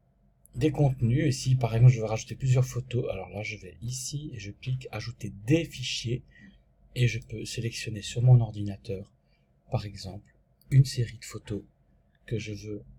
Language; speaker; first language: French; native; French